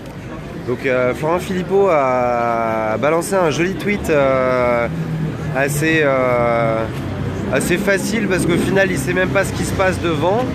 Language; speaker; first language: French; native; French